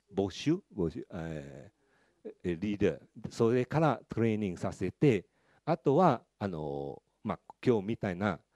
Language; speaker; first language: Japanese; non-native, fluent; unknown